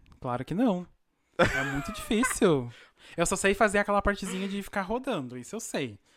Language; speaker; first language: Portuguese; native; Portuguese